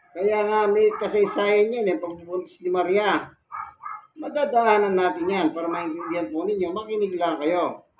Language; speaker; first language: Filipino; non-native, local second language; Pampanga